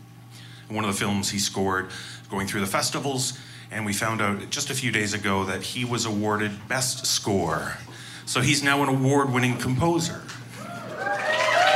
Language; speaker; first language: English; native; English